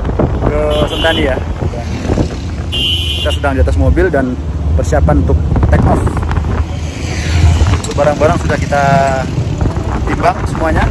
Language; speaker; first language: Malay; non-native, local second language; Javanese